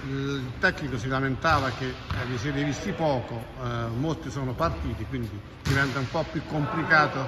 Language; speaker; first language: Italian; native; Italian